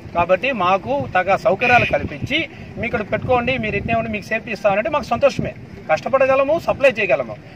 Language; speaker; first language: Telugu; native; Telugu